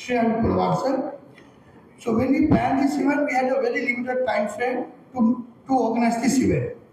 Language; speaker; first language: English; non-native, local second language; Sinhala